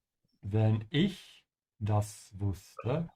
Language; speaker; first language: German; non-native, fluent; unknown